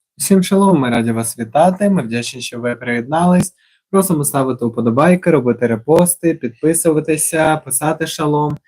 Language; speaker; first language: Ukrainian; non-native, local second language; Russian